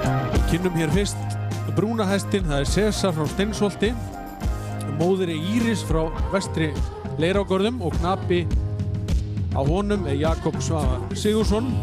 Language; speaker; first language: Icelandic; native; Icelandic